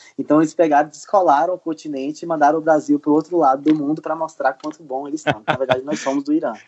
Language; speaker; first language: Portuguese; native; Portuguese